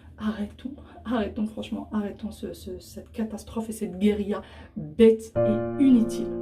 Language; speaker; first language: French; early bilingual, other home language; Arabic